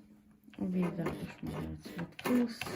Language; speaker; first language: German; non-native, fluent; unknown